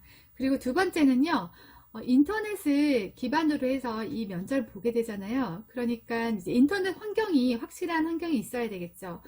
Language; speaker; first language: Korean; native; Korean